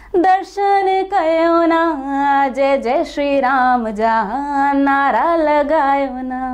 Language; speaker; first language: Hindi; native; Hindi